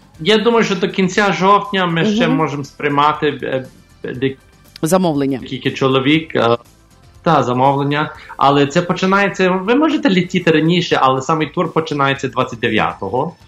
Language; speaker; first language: Ukrainian; early bilingual, heritage; Ukrainian